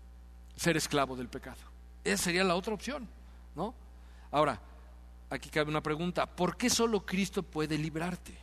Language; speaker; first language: Spanish; native; Spanish